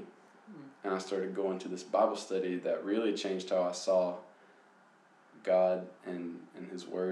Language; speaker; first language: English; native; English